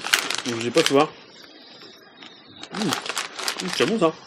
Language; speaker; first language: French; native; French